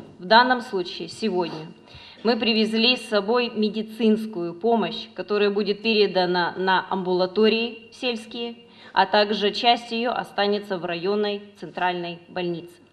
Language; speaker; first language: Russian; native; Russian